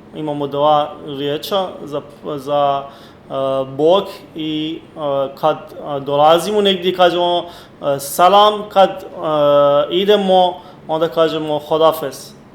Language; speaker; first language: Bosnian; non-native, learner; Persian